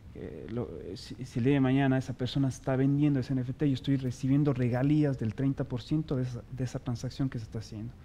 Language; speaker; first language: Spanish; native; Spanish